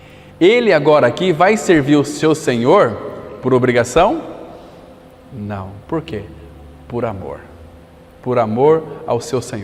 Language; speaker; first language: Portuguese; native; Portuguese